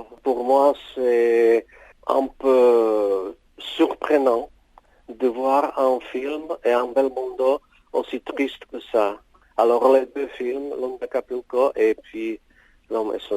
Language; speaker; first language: French; non-native, fluent; Czech